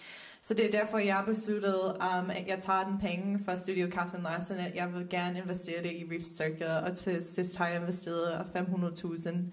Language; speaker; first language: Danish; non-native, fluent; Dutch